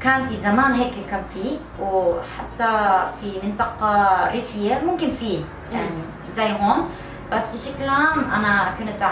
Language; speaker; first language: Arabic; non-native, learner; Korean